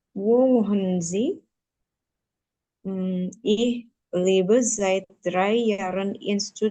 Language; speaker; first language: German; non-native, learner; Indonesian